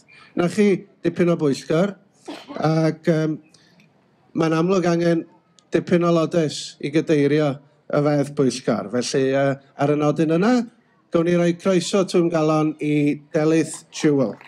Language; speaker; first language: Welsh; native; Welsh